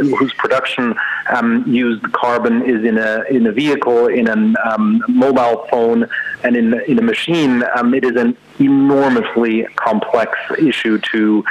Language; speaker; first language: English; non-native, fluent; German